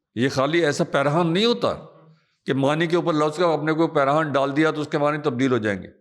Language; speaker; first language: Urdu; non-native, local second language; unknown